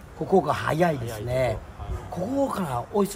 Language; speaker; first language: Japanese; non-native, learner; Thai